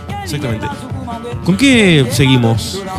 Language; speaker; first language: Spanish; native; Spanish